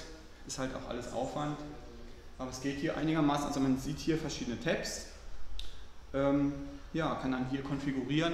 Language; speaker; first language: German; native; German